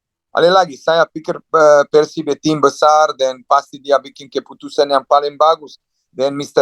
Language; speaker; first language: Indonesian; non-native, fluent; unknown